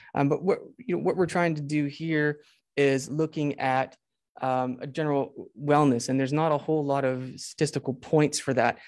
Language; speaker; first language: English; native; English